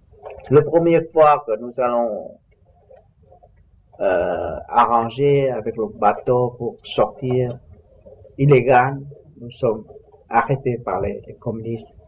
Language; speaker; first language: French; non-native, learner; Vietnamese